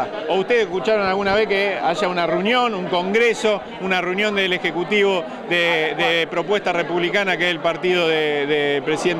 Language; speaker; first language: Spanish; native; Spanish